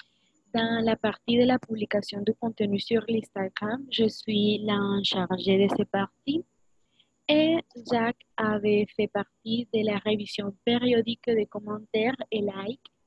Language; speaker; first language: French; non-native, learner; Spanish